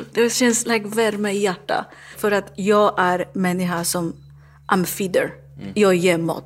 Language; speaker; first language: Swedish; non-native, learner; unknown